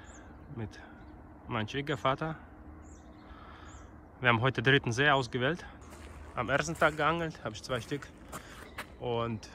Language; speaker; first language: German; non-native, fluent; Russian